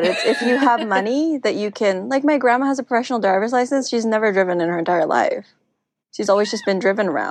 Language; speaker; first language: English; non-native, local second language; Filipino